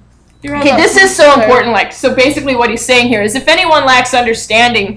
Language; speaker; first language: English; native; English